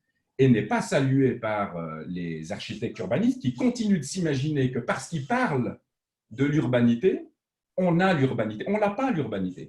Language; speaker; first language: French; native; French